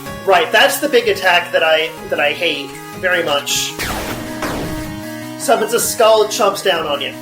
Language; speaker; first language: English; native; English